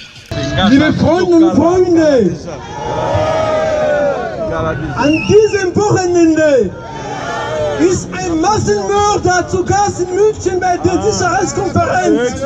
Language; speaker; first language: German; non-native, fluent; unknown